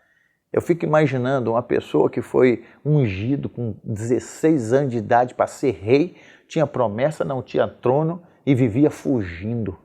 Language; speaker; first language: Portuguese; native; Portuguese